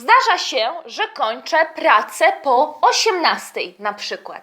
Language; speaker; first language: Polish; early bilingual, heritage; Polish